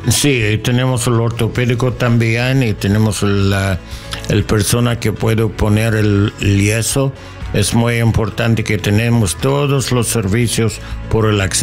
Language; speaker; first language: Spanish; non-native, learner; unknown